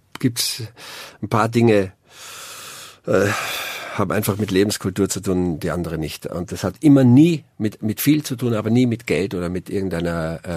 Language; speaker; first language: German; native; German